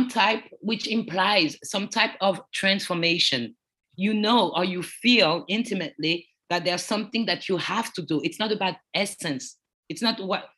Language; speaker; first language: English; non-native, fluent; French